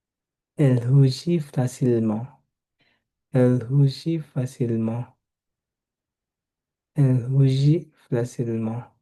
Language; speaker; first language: French; non-native, learner; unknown